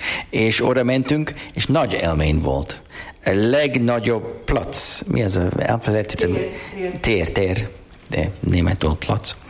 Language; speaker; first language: Hungarian; non-native, learner; English